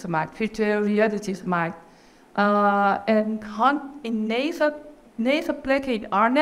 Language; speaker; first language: Dutch; non-native, learner; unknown